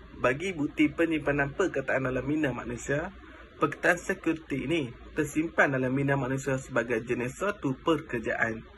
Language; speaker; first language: Malay; native; Malay